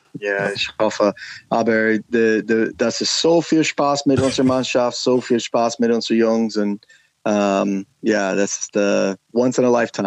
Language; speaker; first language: German; non-native, learner; English